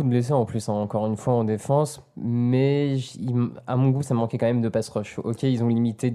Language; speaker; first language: French; native; French